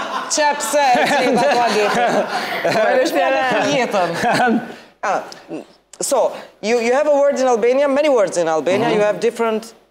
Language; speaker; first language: English; non-native, fluent; Albanian